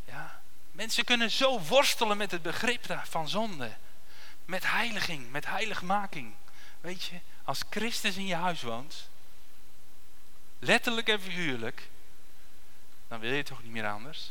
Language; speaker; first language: Dutch; native; Dutch